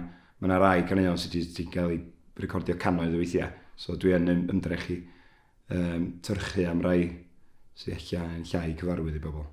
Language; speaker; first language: Welsh; native; Welsh